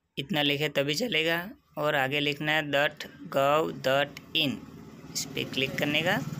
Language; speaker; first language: Hindi; non-native, local second language; Gujarati